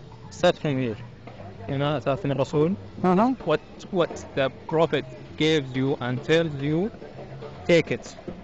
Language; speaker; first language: English; non-native, learner; Arabic